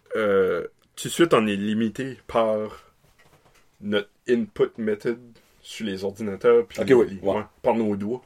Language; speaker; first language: French; native; French